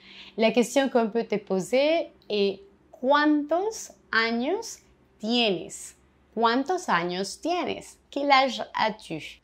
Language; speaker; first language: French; non-native, fluent; Spanish